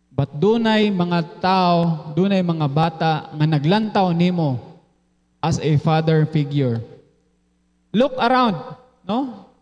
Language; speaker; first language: Cebuano; non-native, local second language; Filipino